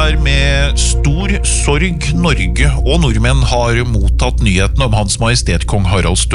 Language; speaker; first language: Norwegian; native; Norwegian